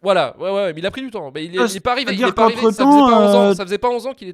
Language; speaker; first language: French; native; French